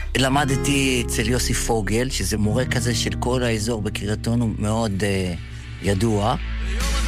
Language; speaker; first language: Hebrew; early bilingual, other home language; Yiddish